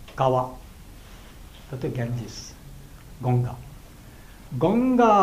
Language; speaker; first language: Japanese; non-native, fluent; Bangla